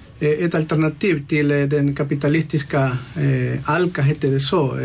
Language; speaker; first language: Swedish; non-native, local second language; Spanish